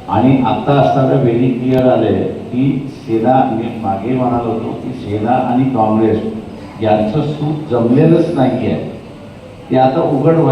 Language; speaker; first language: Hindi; non-native, local second language; Marathi